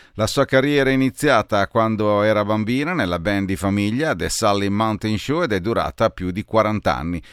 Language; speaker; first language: Italian; native; Italian